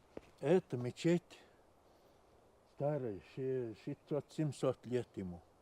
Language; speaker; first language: Russian; native; Russian